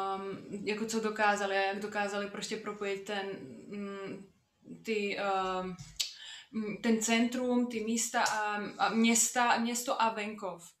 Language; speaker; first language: Czech; non-native, fluent; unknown